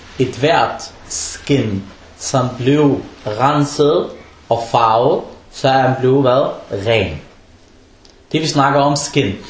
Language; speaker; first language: Danish; non-native, fluent; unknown